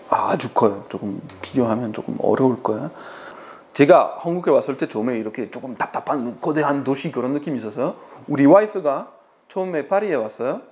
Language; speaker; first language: Korean; non-native, fluent; French